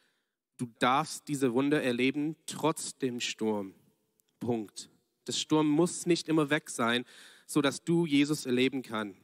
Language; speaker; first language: German; non-native, fluent; English